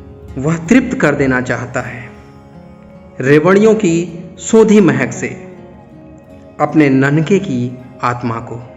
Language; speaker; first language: Hindi; native; Hindi